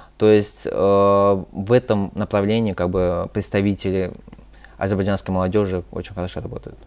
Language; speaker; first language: Russian; early bilingual, other home language; Azerbaijani